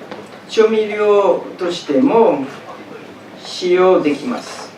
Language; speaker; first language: Japanese; non-native, fluent; French